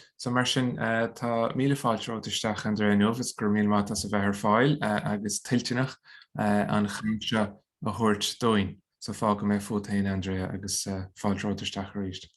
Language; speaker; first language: Irish; native; Irish